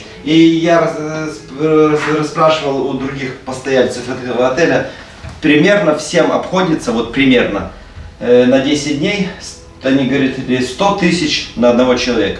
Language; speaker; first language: Russian; native; Russian